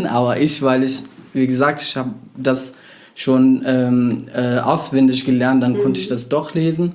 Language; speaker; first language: German; non-native, fluent; Arabic